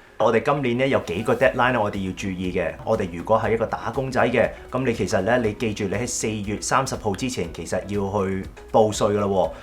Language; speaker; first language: Cantonese; early bilingual, heritage; Cantonese